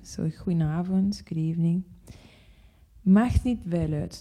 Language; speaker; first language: Dutch; non-native, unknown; English